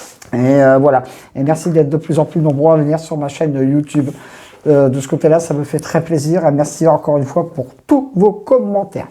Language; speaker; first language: French; native; French